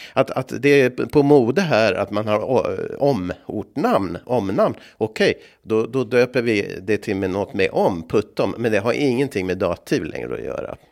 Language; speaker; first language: Swedish; native; Swedish